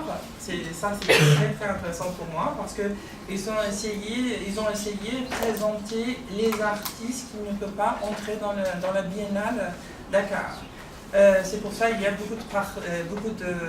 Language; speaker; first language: French; non-native, fluent; Persian